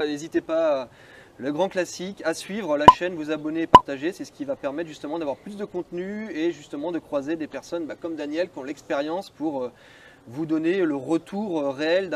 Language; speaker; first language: French; native; French